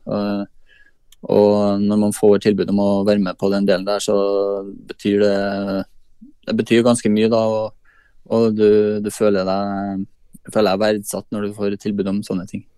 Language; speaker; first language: Norwegian; native; Norwegian